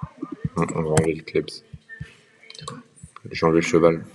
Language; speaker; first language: French; native; French